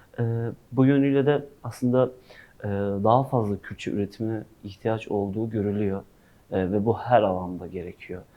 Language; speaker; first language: Turkish; non-native, local second language; Kurdish